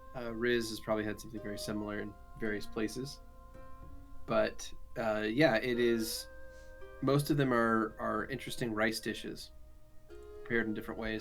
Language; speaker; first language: English; native; English